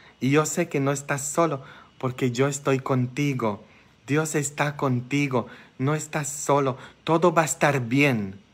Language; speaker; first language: Spanish; non-native, fluent; Polish